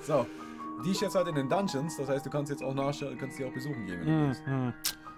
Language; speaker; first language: German; native; German